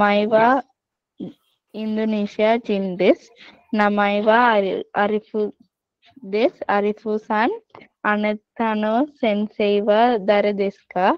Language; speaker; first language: Japanese; non-native, learner; Sinhala